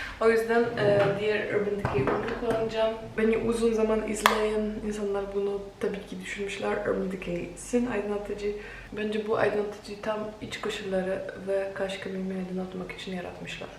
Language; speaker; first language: Turkish; non-native, fluent; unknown